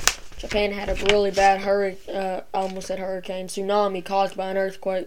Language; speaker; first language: English; native; English